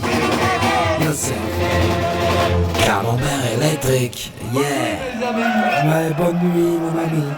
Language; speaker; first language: French; native; French